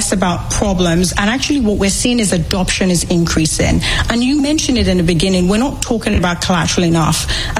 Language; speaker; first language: English; native; English